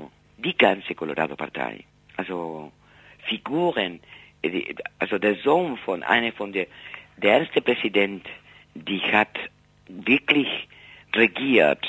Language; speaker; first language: German; non-native, fluent; Spanish